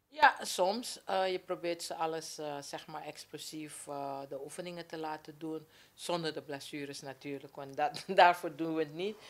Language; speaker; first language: Dutch; native; Dutch